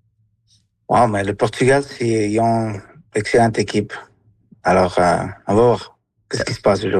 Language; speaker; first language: French; non-native, fluent; Spanish